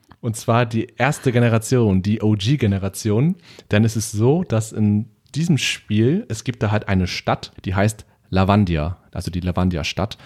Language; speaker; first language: German; early bilingual, other home language; Vietnamese